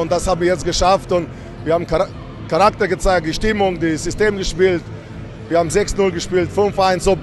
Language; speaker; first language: German; non-native, fluent; Slovenian